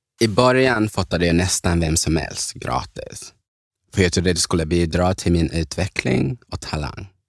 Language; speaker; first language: Swedish; early bilingual, other home language; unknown